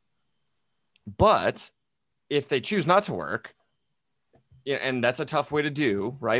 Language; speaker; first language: English; native; English